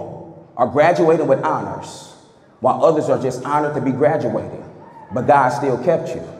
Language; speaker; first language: English; native; English